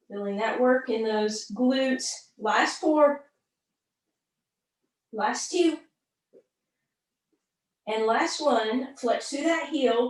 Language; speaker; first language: English; native; English